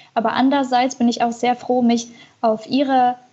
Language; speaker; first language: German; early bilingual, other home language; Russian